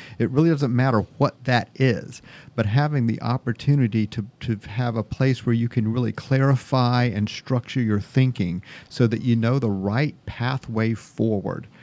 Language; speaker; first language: English; native; English